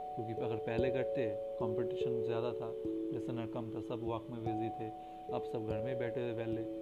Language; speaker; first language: Hindi; non-native, local second language; Bangla